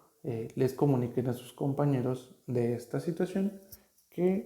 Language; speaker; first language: Spanish; native; Spanish